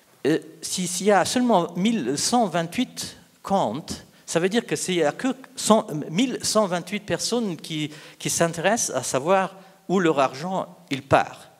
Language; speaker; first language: French; non-native, local second language; Luxembourgish